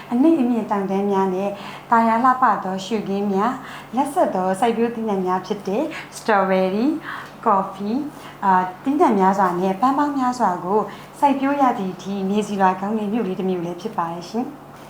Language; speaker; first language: Burmese; non-native, local second language; Shan